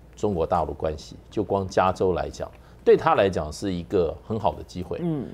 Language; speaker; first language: Chinese; native; Chinese